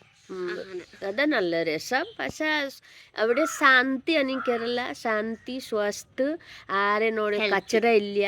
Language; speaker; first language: Malayalam; non-native, learner; Hindi